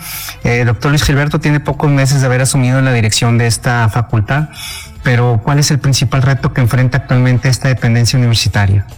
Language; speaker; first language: Spanish; native; Spanish